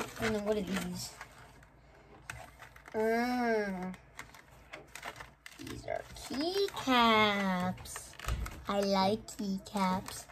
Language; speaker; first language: English; native; English